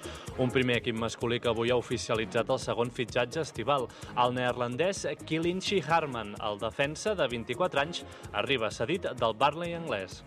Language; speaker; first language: Catalan; native; Catalan